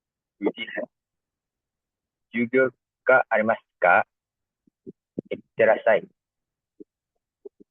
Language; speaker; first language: Japanese; non-native, learner; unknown